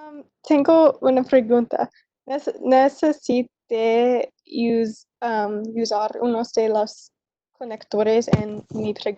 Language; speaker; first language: Spanish; non-native, learner; English